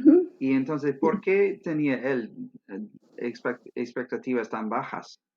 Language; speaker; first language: Spanish; non-native, fluent; English